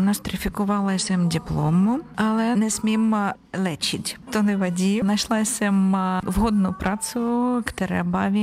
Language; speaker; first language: Czech; non-native, learner; Ukrainian